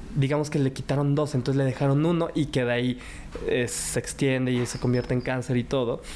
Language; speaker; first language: Spanish; early bilingual, other home language; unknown